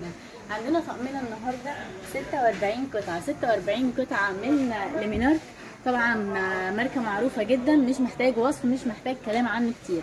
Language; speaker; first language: Arabic; native; Arabic